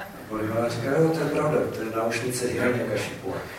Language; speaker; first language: Czech; native; Czech